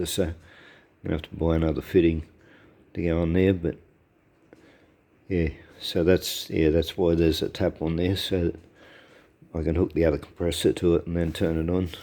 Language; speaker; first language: English; native; English